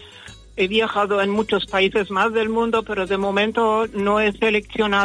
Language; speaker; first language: Spanish; early bilingual, other home language; German